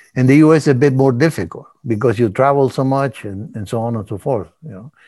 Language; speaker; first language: English; early bilingual, other home language; Spanish